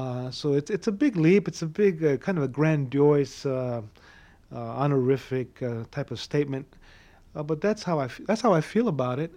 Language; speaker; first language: English; early bilingual, other home language; Spanish